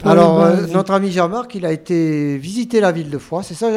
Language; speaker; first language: French; native; French